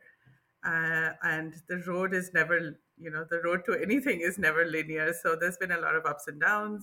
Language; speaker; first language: English; non-native, local second language; Bangla